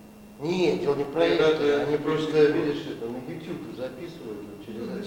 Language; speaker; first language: Russian; native; Russian